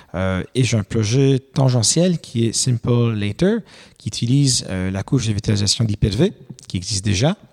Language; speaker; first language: French; non-native, fluent; Romanian